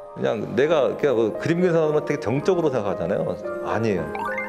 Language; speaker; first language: Korean; native; Korean